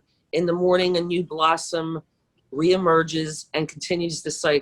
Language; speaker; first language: English; native; English